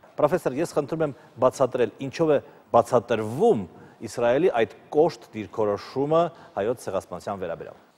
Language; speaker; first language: Armenian; native; Armenian